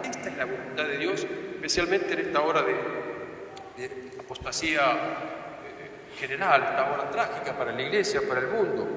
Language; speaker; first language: Spanish; native; Spanish